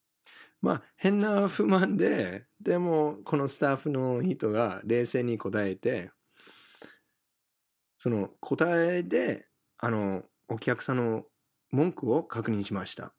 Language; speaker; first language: Japanese; non-native, fluent; English